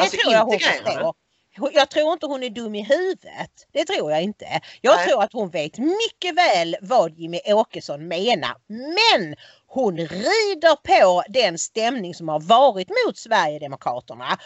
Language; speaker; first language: Swedish; native; Swedish